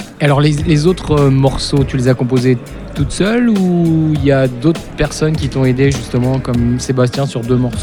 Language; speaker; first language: French; native; French